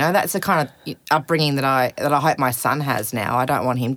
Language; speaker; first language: English; native; English